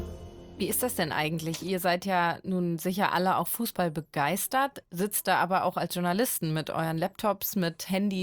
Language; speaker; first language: German; native; German